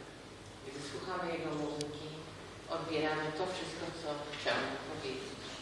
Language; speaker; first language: Polish; native; Polish